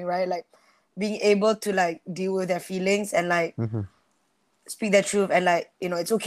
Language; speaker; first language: English; non-native, local second language; Malay